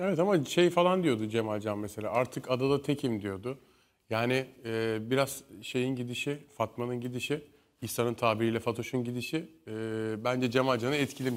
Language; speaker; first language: Turkish; native; Turkish